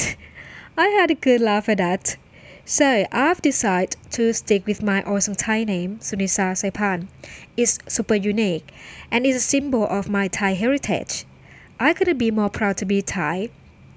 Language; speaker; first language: English; non-native, fluent; Thai